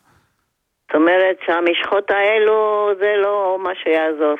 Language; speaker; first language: Hebrew; non-native, fluent; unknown